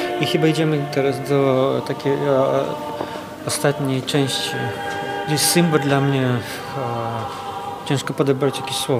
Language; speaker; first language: Polish; non-native, fluent; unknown